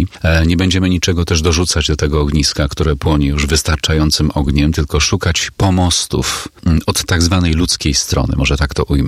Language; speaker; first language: Polish; native; Polish